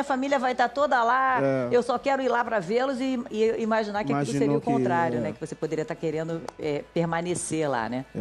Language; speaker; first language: Portuguese; native; Portuguese